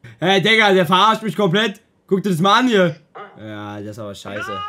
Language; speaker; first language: German; native; German